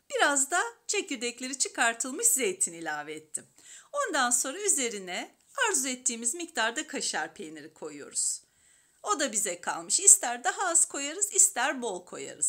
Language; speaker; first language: Turkish; native; Turkish